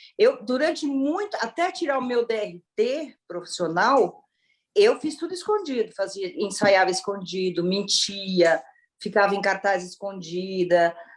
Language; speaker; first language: Portuguese; early bilingual, other home language; Italian